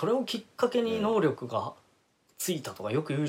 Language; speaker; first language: Japanese; native; Japanese